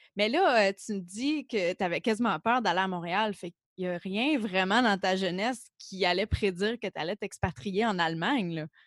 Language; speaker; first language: French; native; French